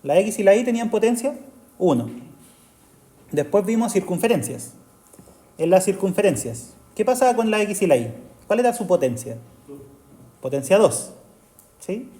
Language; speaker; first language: Spanish; native; Spanish